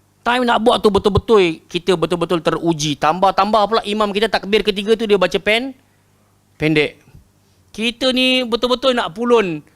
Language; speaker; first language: Malay; native; Malay